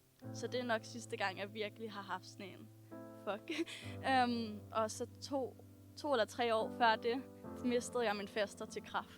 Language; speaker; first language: Danish; native; Danish